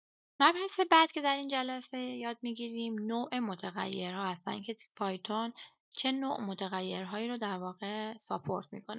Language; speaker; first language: Persian; native; Persian